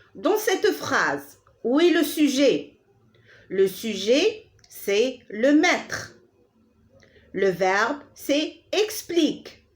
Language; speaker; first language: French; non-native, local second language; Arabic